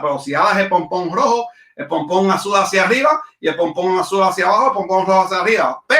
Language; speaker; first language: Spanish; early bilingual, other home language; English